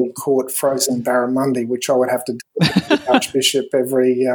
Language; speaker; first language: English; native; English